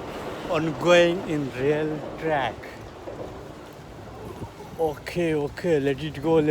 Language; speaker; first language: English; non-native, learner; Nepali